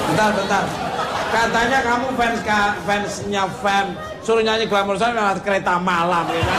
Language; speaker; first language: Indonesian; native; Indonesian